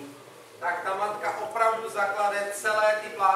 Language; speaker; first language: Russian; non-native, learner; Czech